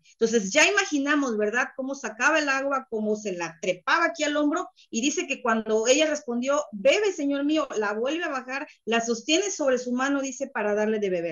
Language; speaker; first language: Spanish; native; Spanish